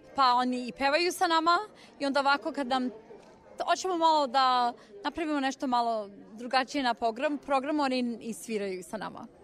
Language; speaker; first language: Serbian; early bilingual, heritage; Serbian